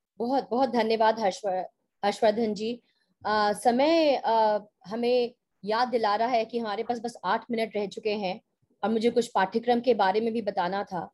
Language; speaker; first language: Hindi; native; Hindi